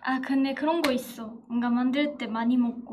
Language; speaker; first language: Korean; non-native, fluent; Japanese